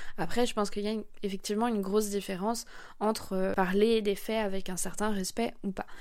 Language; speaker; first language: French; native; French